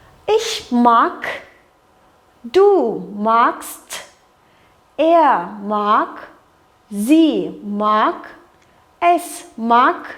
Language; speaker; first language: German; non-native, fluent; Kyrgyz